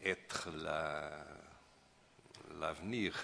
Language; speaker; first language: French; non-native, fluent; Portuguese